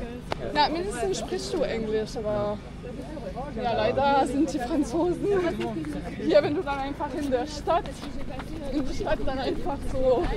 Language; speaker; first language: German; non-native, fluent; French